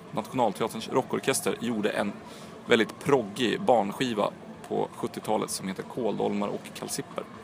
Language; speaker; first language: Swedish; early bilingual, other home language; Croatian